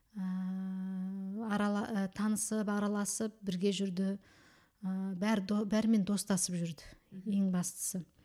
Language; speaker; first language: Kazakh; early bilingual, heritage; Kazakh